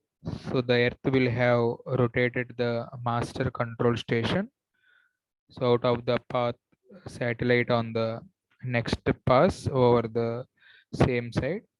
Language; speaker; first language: English; non-native, local second language; Telugu